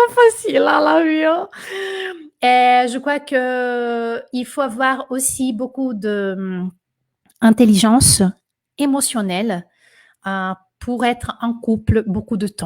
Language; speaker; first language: French; non-native, fluent; Portuguese